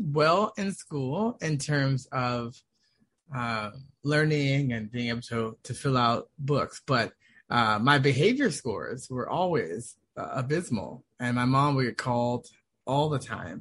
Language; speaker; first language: English; native; English